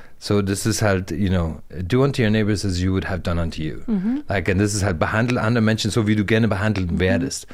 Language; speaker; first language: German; non-native, fluent; English